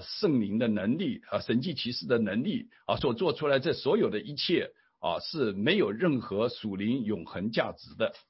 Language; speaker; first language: Chinese; native; Chinese